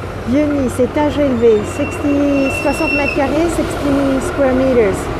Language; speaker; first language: French; native; French